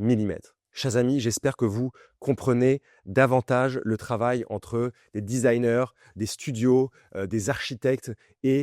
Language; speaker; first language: French; native; French